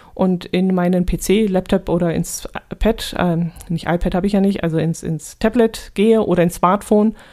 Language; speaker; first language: German; native; German